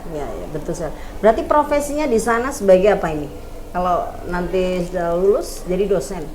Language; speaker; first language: Indonesian; native; Indonesian